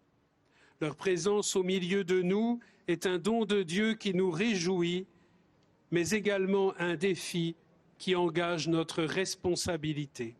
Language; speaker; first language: French; native; French